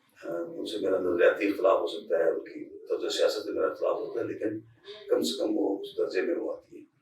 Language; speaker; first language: Urdu; non-native, local second language; Punjabi